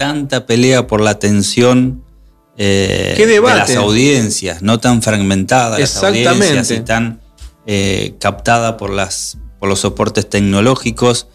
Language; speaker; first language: Spanish; native; Spanish